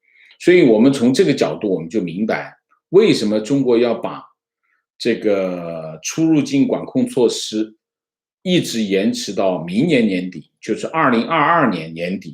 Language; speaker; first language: Chinese; native; Chinese